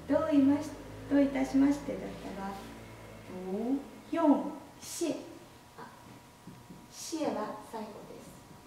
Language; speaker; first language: Japanese; non-native, fluent; Chinese